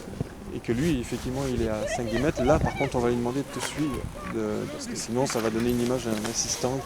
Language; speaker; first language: French; native; French